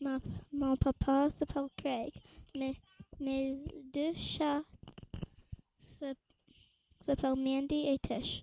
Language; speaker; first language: French; non-native, learner; English